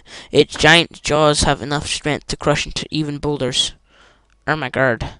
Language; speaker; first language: English; native; English